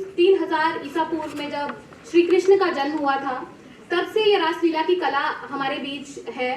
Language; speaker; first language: Hindi; native; Hindi